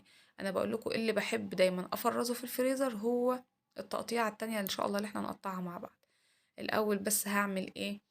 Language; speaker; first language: Arabic; native; Arabic